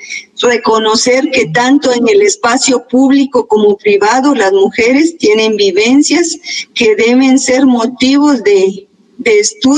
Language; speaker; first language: Spanish; native; Spanish